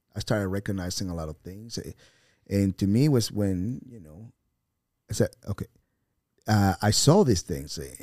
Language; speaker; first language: English; non-native, fluent; Spanish